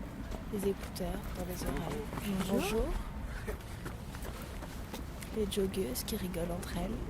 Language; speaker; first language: French; native; French